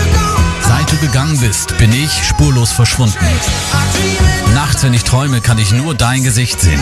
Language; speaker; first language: German; native; German